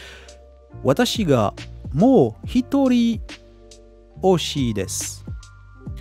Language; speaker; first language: Japanese; non-native, learner; French